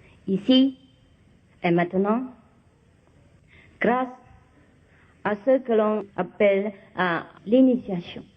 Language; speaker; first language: French; non-native, learner; Vietnamese